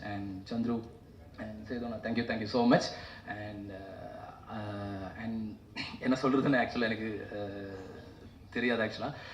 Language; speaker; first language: Tamil; non-native, learner; Malayalam